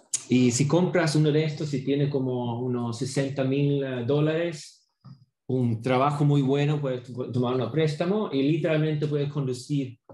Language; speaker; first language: Spanish; non-native, fluent; Swedish